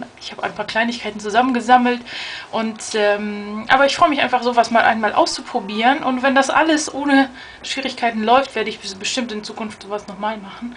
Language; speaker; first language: German; native; German